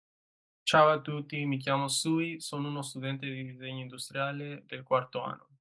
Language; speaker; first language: Italian; non-native, learner; English